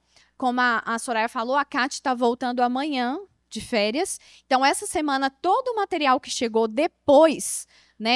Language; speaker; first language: Portuguese; native; Portuguese